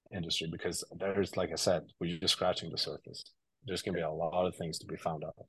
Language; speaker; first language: English; non-native, fluent; Swedish